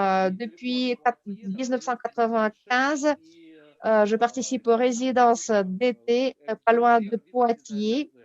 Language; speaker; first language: French; native; French